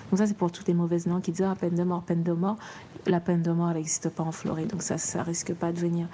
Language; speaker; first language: French; native; French